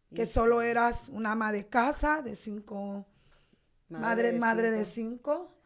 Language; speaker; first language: Spanish; native; Spanish